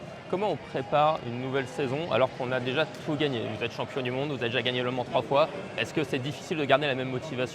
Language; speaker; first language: French; native; French